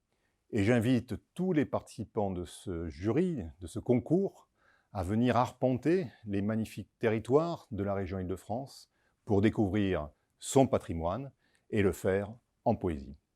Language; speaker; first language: French; native; French